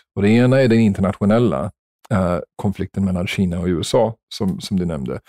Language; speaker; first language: Swedish; non-native, fluent; English